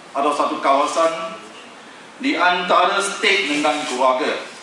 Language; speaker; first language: Malay; non-native, local second language; Chinese